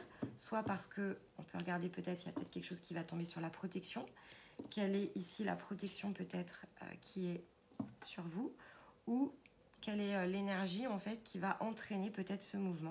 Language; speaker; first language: French; native; French